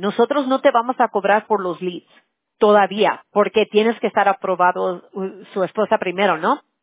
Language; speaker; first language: Spanish; early bilingual, heritage; Spanish